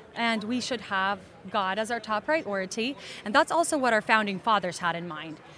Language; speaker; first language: English; early bilingual, other home language; Russian